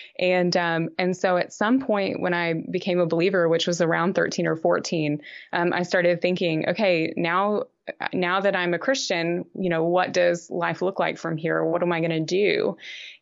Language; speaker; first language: English; native; English